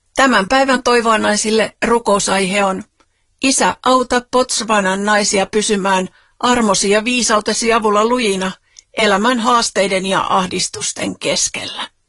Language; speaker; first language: Finnish; native; Finnish